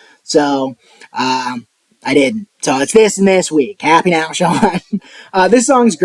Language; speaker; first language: English; native; English